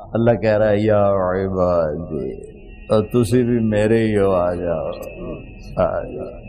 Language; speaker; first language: Urdu; non-native, local second language; Punjabi